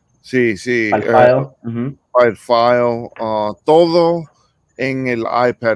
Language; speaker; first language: Spanish; early bilingual, heritage; English